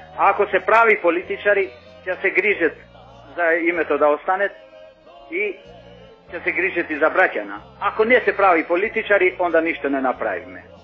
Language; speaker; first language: Macedonian; non-native, local second language; Albanian